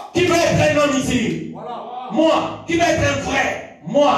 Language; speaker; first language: French; non-native, local second language; Lingala